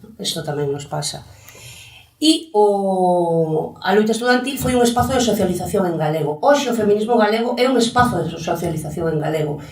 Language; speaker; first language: Galician; early bilingual, other home language; Spanish